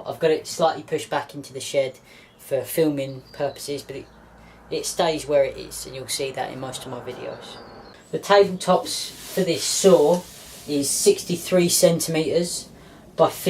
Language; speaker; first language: English; native; English